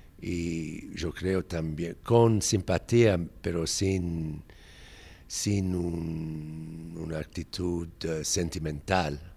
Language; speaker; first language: Spanish; non-native, fluent; English